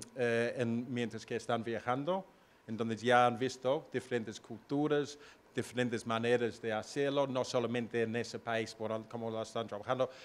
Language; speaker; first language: Spanish; non-native, fluent; English